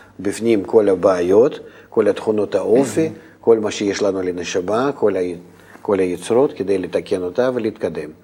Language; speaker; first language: Hebrew; non-native, fluent; Russian